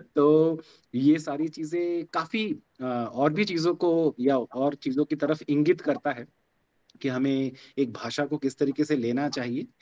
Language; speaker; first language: Hindi; non-native, local second language; Bangla